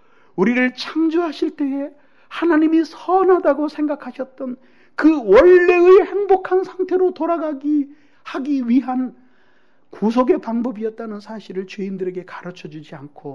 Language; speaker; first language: Korean; native; Korean